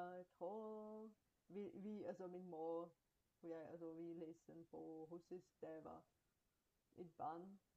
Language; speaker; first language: Danish; non-native, fluent; Bulgarian